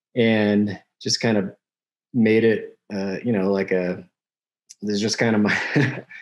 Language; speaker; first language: English; native; English